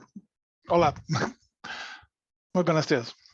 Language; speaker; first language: Spanish; non-native, learner; English